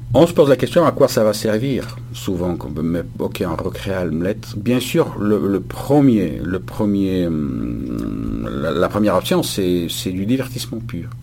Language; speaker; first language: French; non-native, fluent; Bulgarian